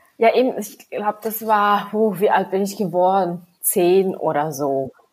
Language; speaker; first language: German; early bilingual, other home language; Vietnamese